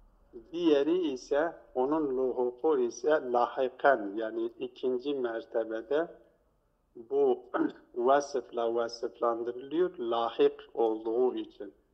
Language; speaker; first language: Turkish; native; Turkish